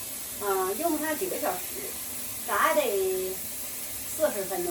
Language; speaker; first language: Chinese; native; Chinese